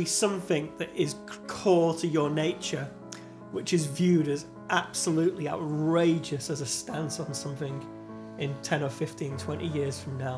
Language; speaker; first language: English; native; English